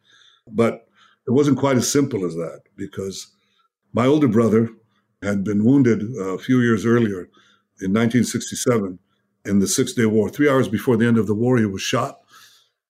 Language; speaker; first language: English; non-native, fluent; Hebrew